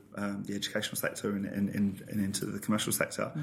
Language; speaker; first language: English; native; English